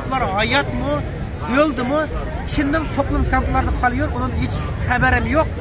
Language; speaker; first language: Turkish; non-native, learner; Uyghur